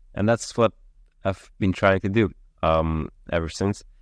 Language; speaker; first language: English; early bilingual, heritage; Lithuanian